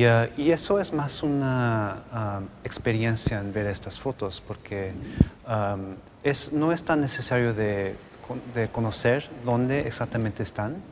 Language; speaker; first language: Spanish; non-native, local second language; English